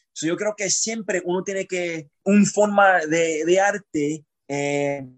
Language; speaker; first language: Spanish; early bilingual, heritage; Spanish